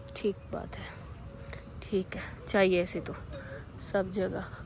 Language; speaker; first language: Hindi; non-native, local second language; Punjabi